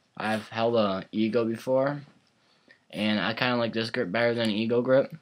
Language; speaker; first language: English; native; English